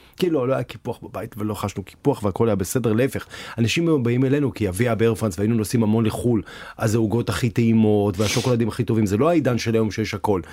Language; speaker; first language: Hebrew; native; Hebrew